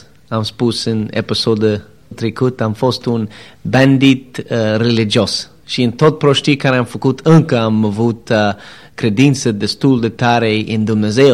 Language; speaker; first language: Romanian; non-native, learner; English